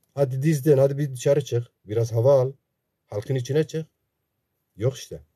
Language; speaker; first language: Turkish; non-native, local second language; Zaza